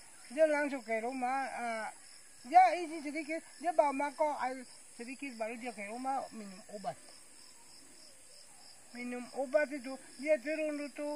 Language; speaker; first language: Indonesian; non-native, local second language; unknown